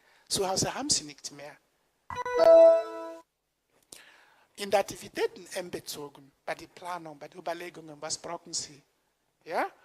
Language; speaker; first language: German; non-native, fluent; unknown